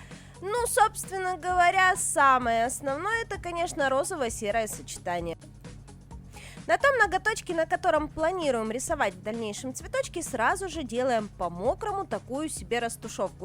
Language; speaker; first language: Russian; native; Russian